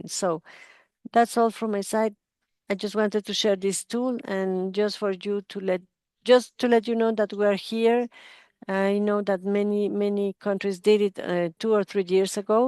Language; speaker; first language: English; non-native, fluent; Spanish